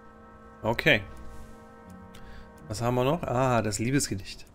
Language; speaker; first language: German; native; German